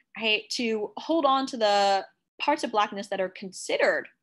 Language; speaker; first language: English; native; English